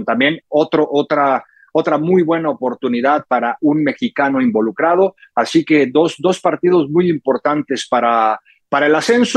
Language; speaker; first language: Spanish; native; Spanish